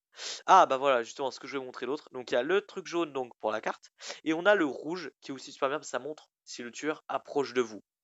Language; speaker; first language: French; native; French